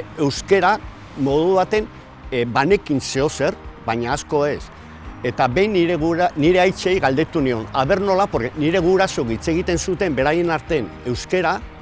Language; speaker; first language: Basque; non-native, local second language; Spanish